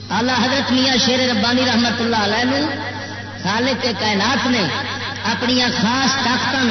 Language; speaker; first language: Urdu; non-native, local second language; Punjabi